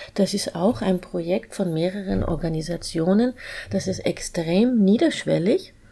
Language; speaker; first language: German; native; German